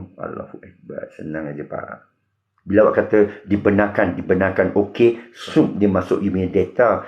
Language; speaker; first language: Malay; non-native, local second language; Min Nan Chinese